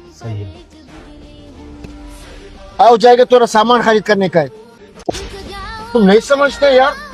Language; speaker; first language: Hindi; non-native, learner; Arabic